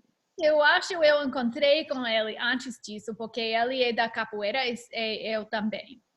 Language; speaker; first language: Portuguese; non-native, learner; English